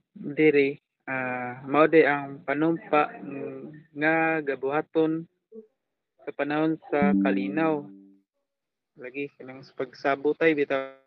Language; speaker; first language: Cebuano; non-native, local second language; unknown